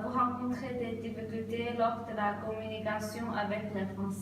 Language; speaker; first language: French; non-native, learner; Chinese